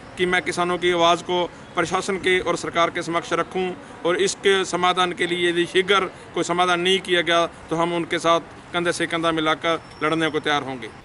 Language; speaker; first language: Hindi; native; Hindi